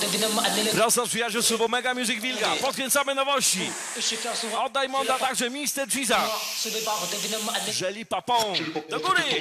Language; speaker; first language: Polish; native; Polish